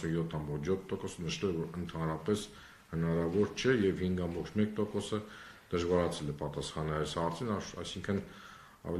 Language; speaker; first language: Armenian; native; Armenian